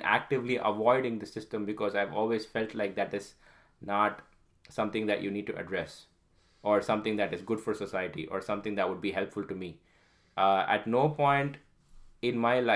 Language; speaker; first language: English; non-native, local second language; Tamil